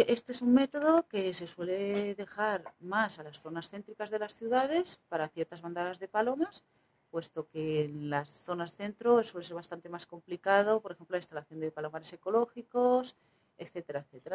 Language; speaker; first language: Spanish; native; Spanish